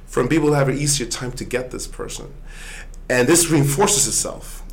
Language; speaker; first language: English; early bilingual, other home language; Swedish